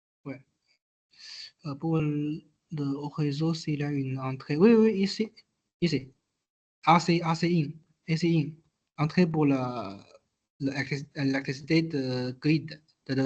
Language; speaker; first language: French; non-native, learner; Chinese